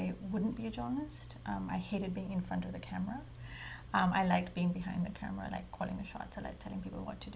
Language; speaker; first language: English; non-native, local second language; Hindi